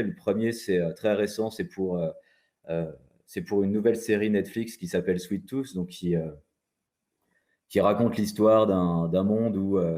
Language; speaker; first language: French; native; French